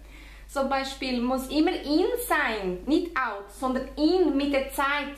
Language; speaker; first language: German; non-native, fluent; Spanish